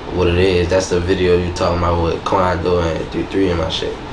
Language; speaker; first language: English; native; English